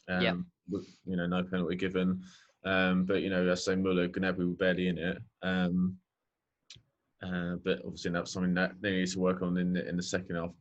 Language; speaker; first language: English; native; English